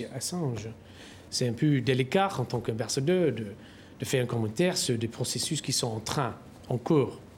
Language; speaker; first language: French; non-native, fluent; English